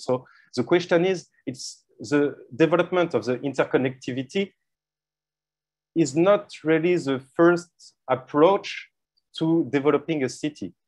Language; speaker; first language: English; non-native, fluent; French